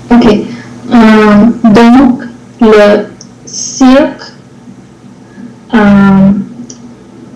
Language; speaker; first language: French; non-native, learner; English